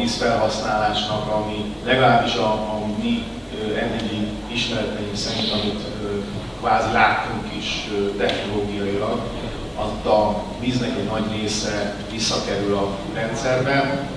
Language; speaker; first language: Hungarian; native; Hungarian